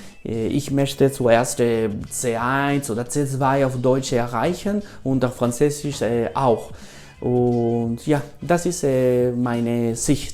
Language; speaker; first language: German; non-native, fluent; Spanish